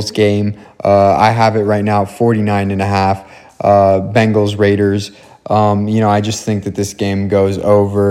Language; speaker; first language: English; native; English